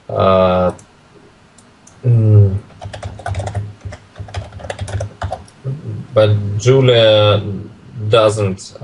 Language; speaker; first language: English; non-native, learner; Russian